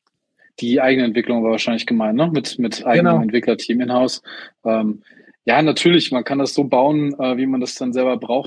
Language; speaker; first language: German; native; German